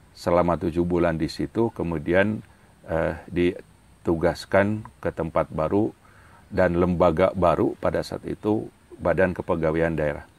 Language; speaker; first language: Indonesian; non-native, local second language; Sundanese